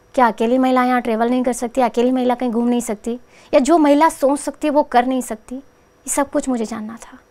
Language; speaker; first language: Hindi; native; Hindi